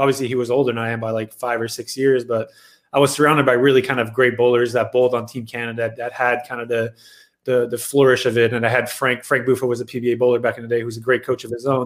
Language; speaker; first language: English; native; English